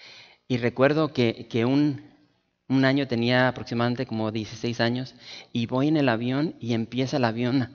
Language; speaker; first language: Spanish; native; Spanish